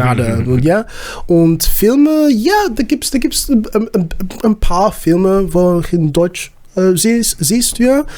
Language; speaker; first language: German; non-native, learner; Zulu